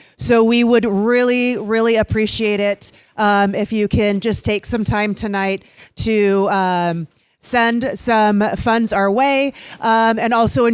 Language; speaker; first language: English; native; English